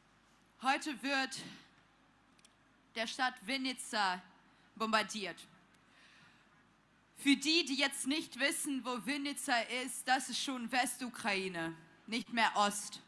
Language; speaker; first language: German; non-native, fluent; Ukrainian